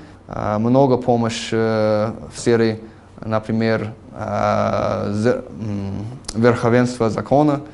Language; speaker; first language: Russian; non-native, fluent; English